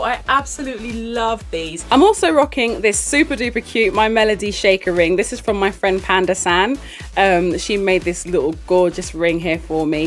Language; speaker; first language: English; native; English